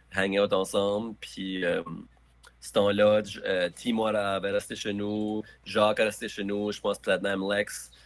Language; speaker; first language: French; native; French